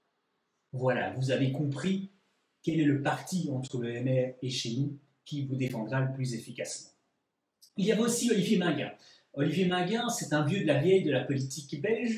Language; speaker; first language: French; native; French